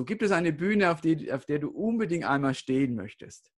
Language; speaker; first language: German; native; German